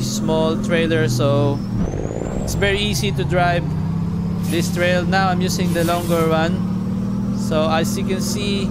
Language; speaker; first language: English; non-native, local second language; Filipino